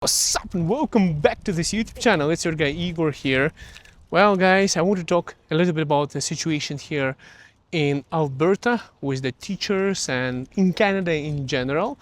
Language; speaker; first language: English; early bilingual, other home language; Russian